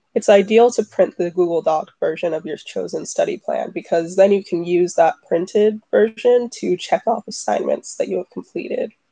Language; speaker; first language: English; native; English